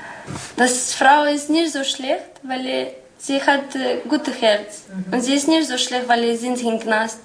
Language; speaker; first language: German; non-native, learner; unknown